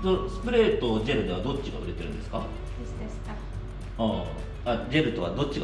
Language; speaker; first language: Japanese; native; Japanese